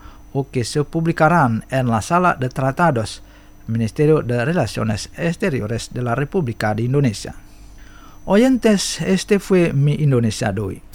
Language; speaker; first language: Spanish; non-native, fluent; Indonesian